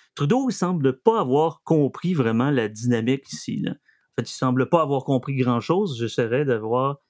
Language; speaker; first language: French; native; French